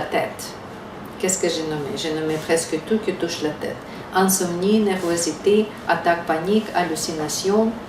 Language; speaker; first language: French; non-native, fluent; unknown